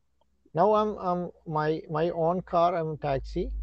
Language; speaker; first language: English; non-native, learner; Malayalam